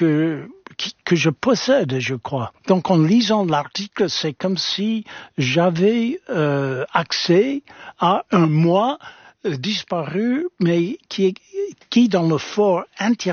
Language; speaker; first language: French; non-native, fluent; English